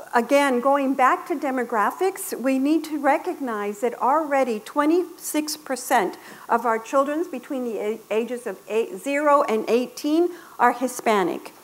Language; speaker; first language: English; native; English